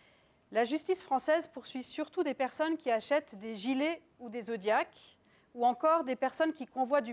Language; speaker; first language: French; native; French